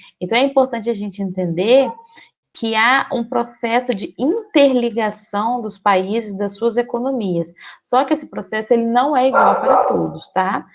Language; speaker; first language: Portuguese; native; Portuguese